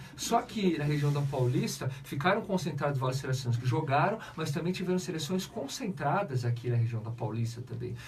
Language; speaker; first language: Portuguese; native; Portuguese